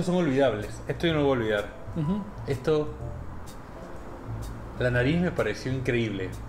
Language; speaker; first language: Spanish; native; Spanish